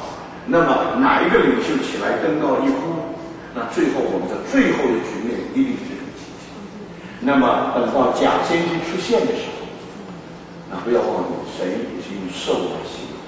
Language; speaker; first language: Chinese; native; Chinese